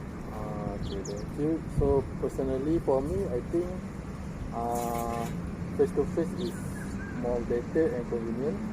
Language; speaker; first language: English; non-native, local second language; Malay